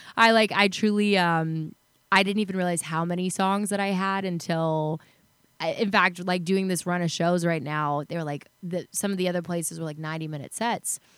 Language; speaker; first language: English; native; English